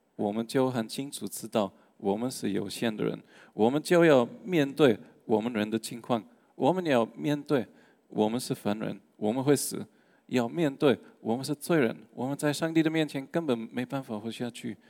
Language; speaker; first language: Chinese; non-native, fluent; German